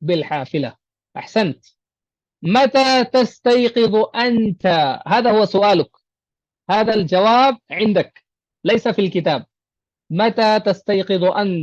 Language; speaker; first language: Arabic; non-native, fluent; Urdu